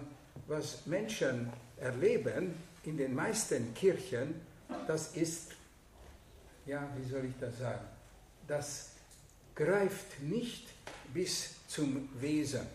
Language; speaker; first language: German; non-native, fluent; Hungarian